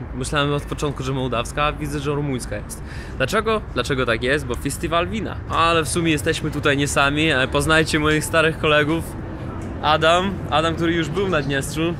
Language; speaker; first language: Polish; non-native, fluent; Russian